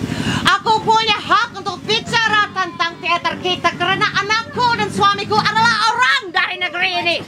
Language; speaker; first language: Indonesian; non-native, fluent; English